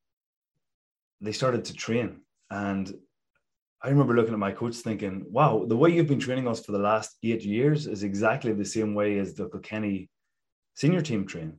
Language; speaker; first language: English; native; English